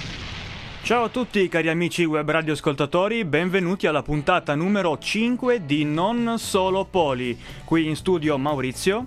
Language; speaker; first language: Italian; native; Italian